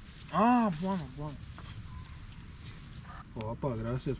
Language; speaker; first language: Spanish; non-native, learner; Croatian